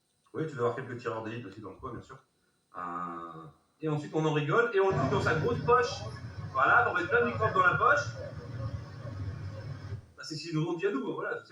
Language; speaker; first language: French; native; French